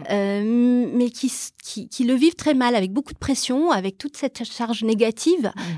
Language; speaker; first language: French; early bilingual, other home language; Portuguese